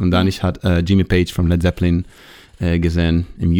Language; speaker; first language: German; non-native, fluent; Hebrew